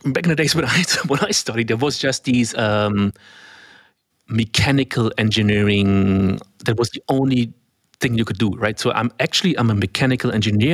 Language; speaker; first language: English; non-native, fluent; German